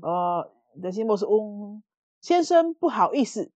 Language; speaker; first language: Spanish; non-native, fluent; Chinese